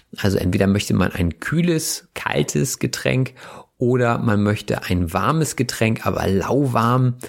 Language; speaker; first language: German; native; German